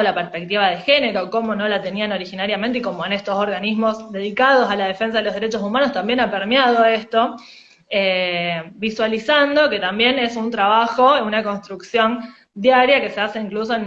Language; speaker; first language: Spanish; native; Spanish